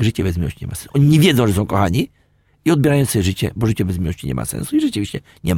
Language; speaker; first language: Polish; native; Polish